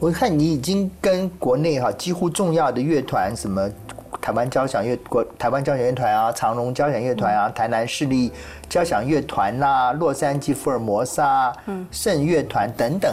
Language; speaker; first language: Chinese; native; Chinese